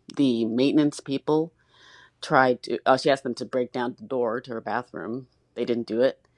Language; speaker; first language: English; native; English